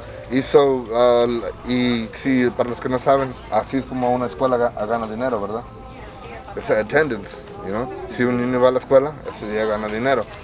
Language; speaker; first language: Spanish; early bilingual, heritage; Spanish